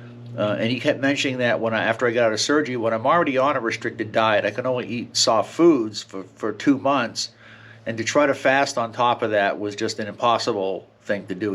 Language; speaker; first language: English; native; English